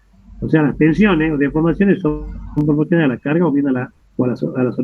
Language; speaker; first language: Spanish; native; Spanish